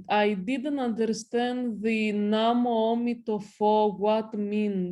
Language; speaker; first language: English; non-native, learner; Greek